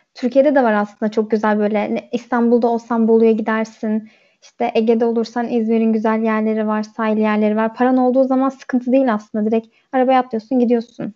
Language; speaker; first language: Turkish; early bilingual, heritage; Turkish